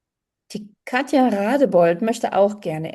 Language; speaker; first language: German; native; German